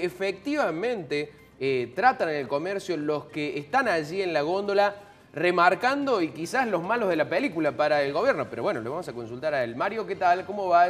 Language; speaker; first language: Spanish; native; Spanish